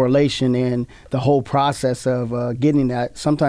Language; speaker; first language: English; native; English